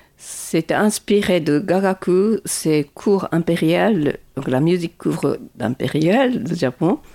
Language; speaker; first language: French; non-native, fluent; Japanese